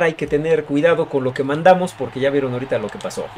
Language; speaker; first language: Spanish; native; Spanish